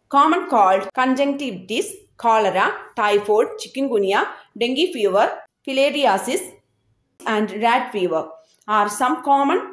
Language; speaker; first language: English; non-native, local second language; Malayalam